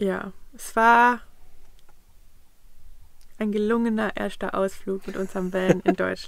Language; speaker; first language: German; native; German